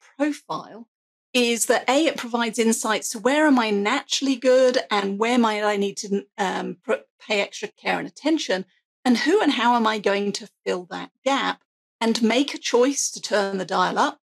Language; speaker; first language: English; native; English